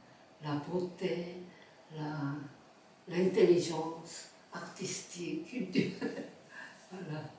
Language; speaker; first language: French; non-native, fluent; Korean